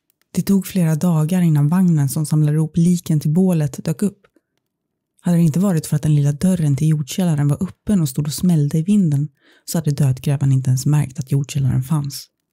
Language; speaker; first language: Swedish; native; Swedish